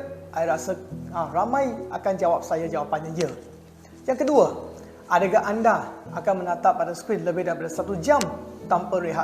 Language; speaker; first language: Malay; non-native, local second language; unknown